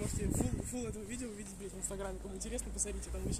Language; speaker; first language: Russian; native; Russian